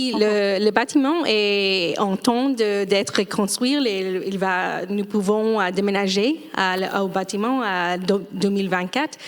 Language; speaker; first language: French; non-native, fluent; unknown